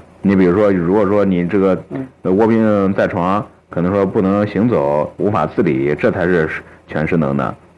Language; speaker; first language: Chinese; native; Chinese